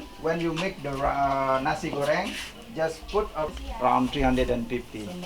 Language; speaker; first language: English; non-native, learner; Indonesian